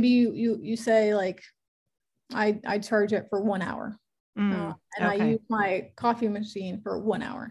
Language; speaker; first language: English; native; English